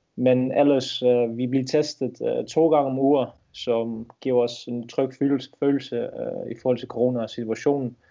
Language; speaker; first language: Danish; non-native, fluent; Dutch